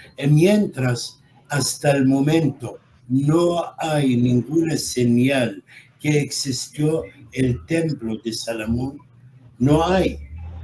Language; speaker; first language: Spanish; non-native, fluent; Arabic